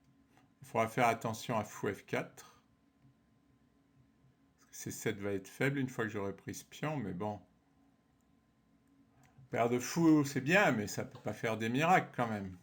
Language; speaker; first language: French; native; French